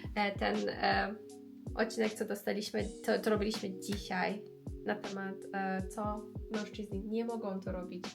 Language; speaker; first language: Polish; non-native, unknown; Persian